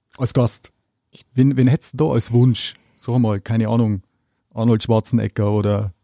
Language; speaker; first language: German; native; German